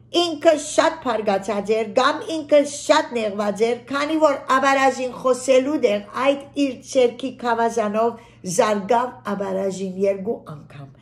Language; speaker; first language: Armenian; early bilingual, heritage; Armenian